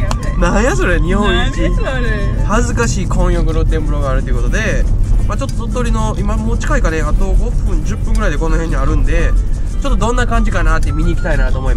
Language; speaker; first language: Japanese; native; Japanese